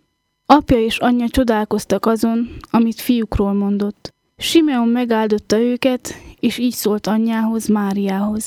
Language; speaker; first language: Hungarian; native; Hungarian